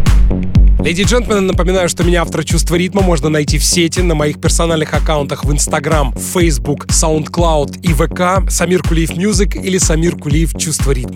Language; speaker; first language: Russian; native; Russian